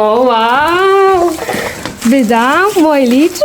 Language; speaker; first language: Dutch; non-native, fluent; Filipino